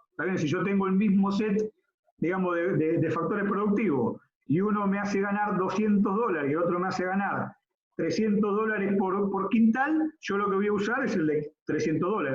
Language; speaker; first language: Spanish; native; Spanish